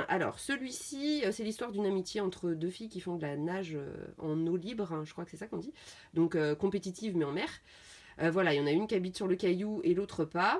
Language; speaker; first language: French; native; French